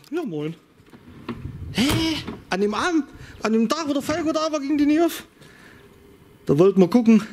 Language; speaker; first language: German; native; German